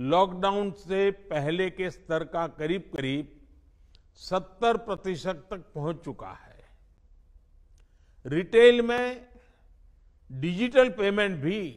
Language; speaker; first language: Hindi; non-native, local second language; Gujarati